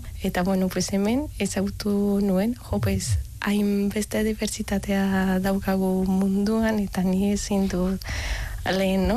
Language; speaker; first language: Basque; non-native, learner; Spanish